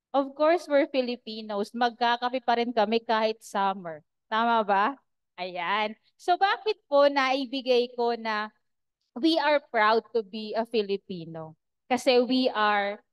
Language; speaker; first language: Filipino; non-native, local second language; Bikol